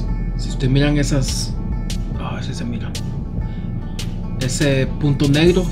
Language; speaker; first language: Spanish; early bilingual, other home language; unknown